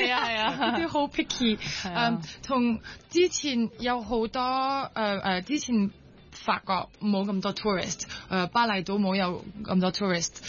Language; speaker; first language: Cantonese; early bilingual, heritage; French